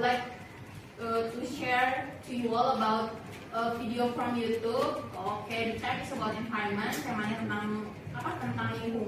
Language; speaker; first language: English; non-native, learner; Indonesian